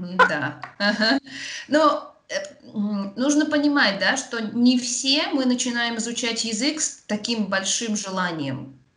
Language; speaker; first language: Russian; native; Russian